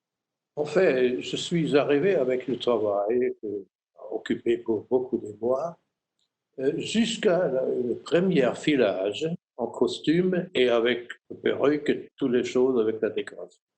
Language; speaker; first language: French; non-native, fluent; German